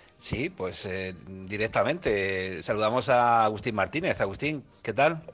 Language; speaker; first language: Spanish; native; Spanish